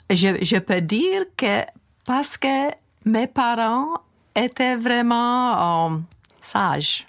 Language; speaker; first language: French; non-native, fluent; Czech